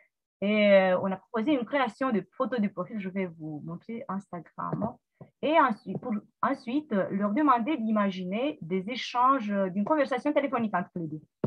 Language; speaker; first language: French; non-native, fluent; Romanian